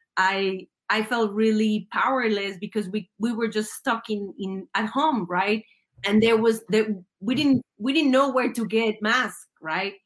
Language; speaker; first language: English; early bilingual, other home language; Spanish